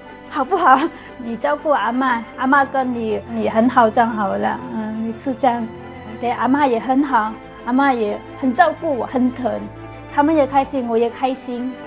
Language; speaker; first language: Chinese; non-native, fluent; Burmese